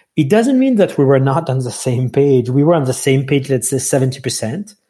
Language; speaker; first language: English; non-native, fluent; French